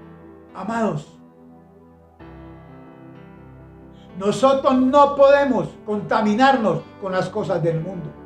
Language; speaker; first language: Spanish; native; Spanish